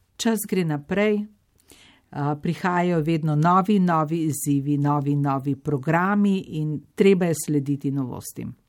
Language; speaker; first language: Slovenian; native; Slovenian